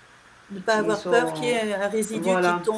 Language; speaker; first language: French; native; French